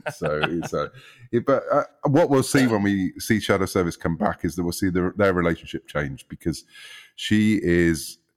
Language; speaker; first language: English; native; English